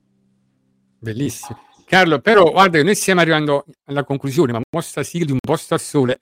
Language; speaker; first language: Italian; native; Italian